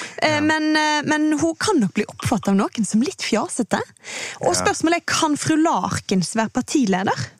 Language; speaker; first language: Norwegian; native; Norwegian